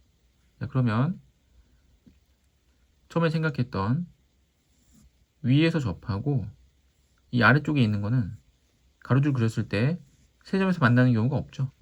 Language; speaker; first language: Korean; native; Korean